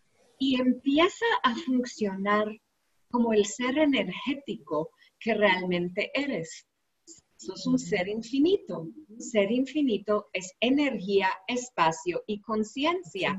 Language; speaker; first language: Spanish; non-native, learner; English